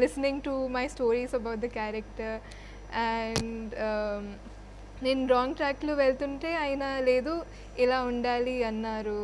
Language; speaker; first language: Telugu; non-native, fluent; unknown